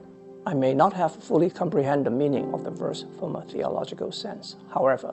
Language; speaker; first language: English; non-native, local second language; Cantonese